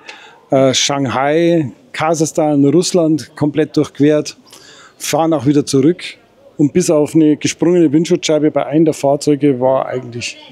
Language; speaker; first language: German; native; German